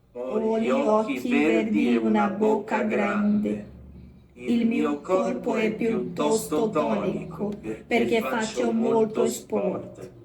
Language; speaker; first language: Italian; non-native, learner; Portuguese